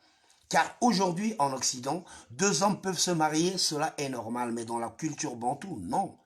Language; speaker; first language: French; non-native, local second language; Lingala